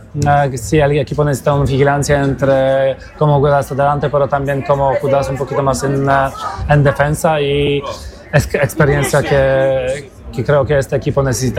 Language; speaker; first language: Spanish; non-native, learner; Polish